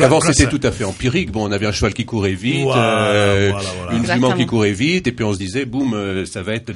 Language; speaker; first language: French; native; French